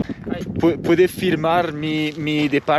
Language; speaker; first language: Spanish; non-native, learner; French